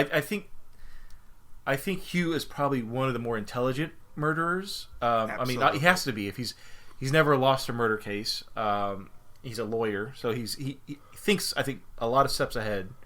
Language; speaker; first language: English; native; English